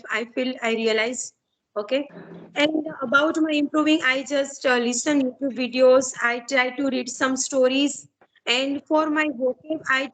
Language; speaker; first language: English; non-native, learner; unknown